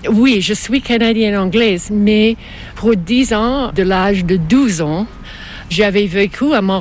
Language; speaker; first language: French; non-native, local second language; English